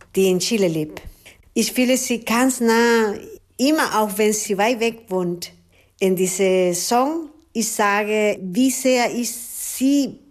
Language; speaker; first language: German; non-native, fluent; Spanish